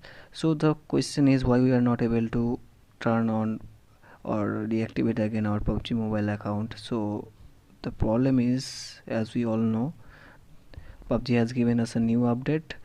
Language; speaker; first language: English; non-native, local second language; Hindi